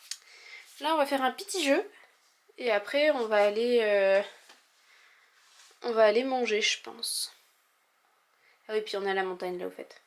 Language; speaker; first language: French; native; French